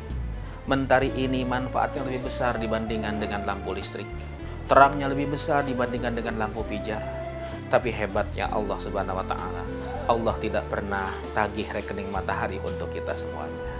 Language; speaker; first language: Indonesian; native; Indonesian